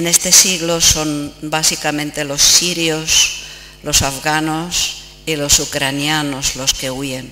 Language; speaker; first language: Spanish; non-native, fluent; Czech